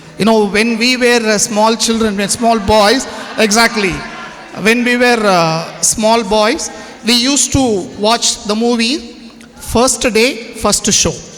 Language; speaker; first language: English; non-native, local second language; Tamil